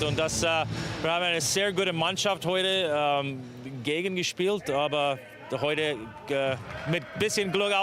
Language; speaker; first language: German; non-native, fluent; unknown